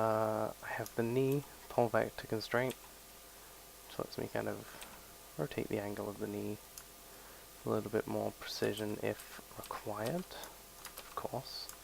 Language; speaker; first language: English; native; English